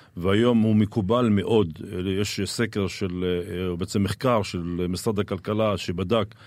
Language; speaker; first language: Hebrew; non-native, local second language; Arabic